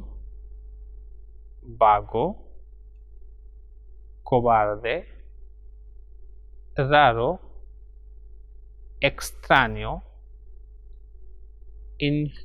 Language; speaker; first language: Spanish; non-native, fluent; Hindi